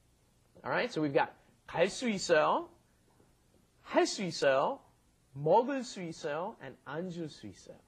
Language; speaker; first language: Korean; non-native, fluent; English